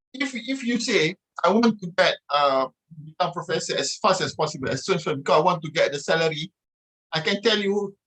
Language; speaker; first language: English; non-native, local second language; Malay